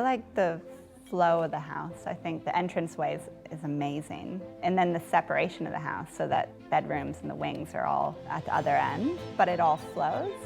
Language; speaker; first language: English; native; English